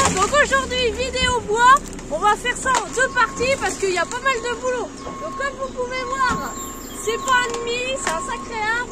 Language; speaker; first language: French; native; French